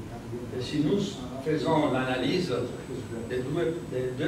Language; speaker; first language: French; non-native, learner; Spanish